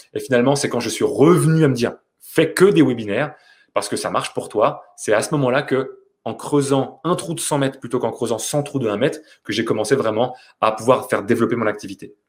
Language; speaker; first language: French; native; French